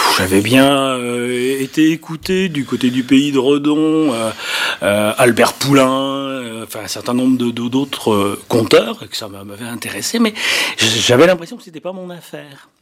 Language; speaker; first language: French; native; French